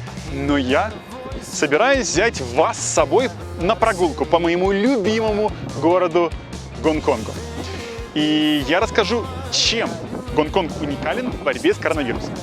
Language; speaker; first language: Russian; native; Russian